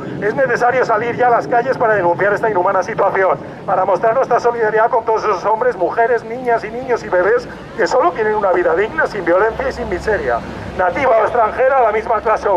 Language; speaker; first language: Spanish; native; Spanish